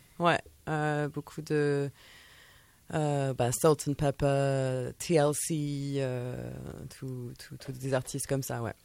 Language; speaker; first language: French; native; French